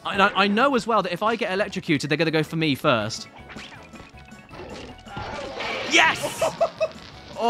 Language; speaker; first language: English; native; English